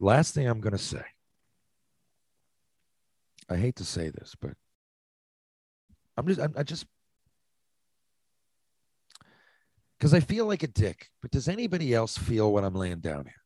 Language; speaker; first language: English; native; English